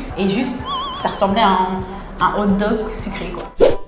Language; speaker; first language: French; native; French